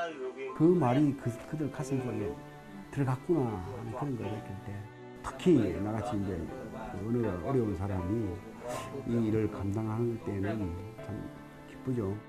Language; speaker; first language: Korean; non-native, local second language; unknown